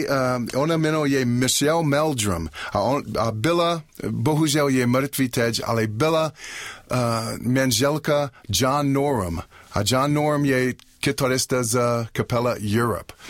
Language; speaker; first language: Czech; non-native, learner; English